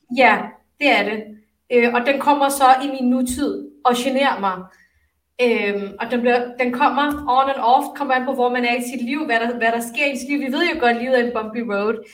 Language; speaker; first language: Danish; early bilingual, other home language; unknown